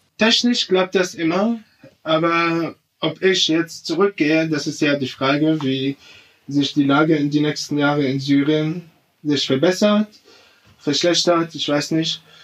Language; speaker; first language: German; non-native, fluent; Arabic